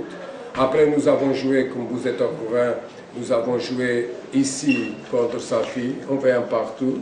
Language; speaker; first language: French; non-native, fluent; Portuguese